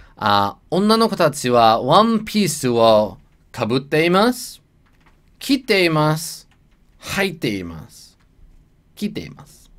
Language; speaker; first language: Japanese; non-native, learner; English